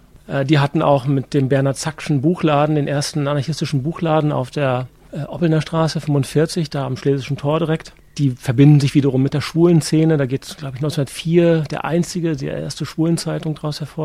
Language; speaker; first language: German; native; German